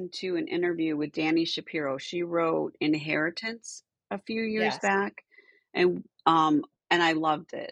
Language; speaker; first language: English; native; English